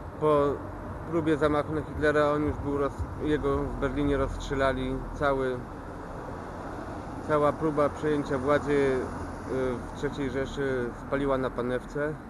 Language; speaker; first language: Polish; native; Polish